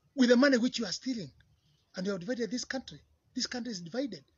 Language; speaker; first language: English; non-native, local second language; Kikuyu